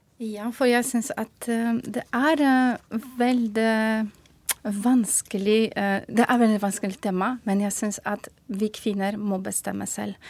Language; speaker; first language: Norwegian; non-native, fluent; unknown